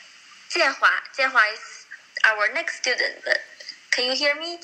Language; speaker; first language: English; non-native, fluent; Chinese